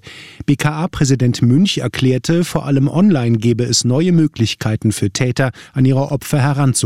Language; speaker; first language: German; native; German